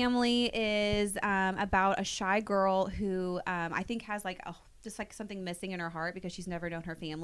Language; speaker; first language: English; native; English